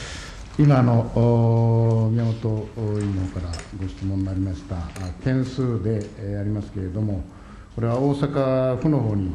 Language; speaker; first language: Japanese; native; Japanese